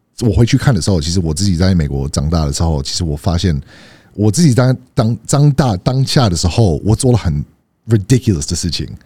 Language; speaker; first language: Chinese; non-native, fluent; English